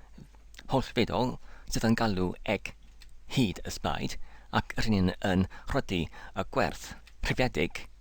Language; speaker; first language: Welsh; non-native, learner; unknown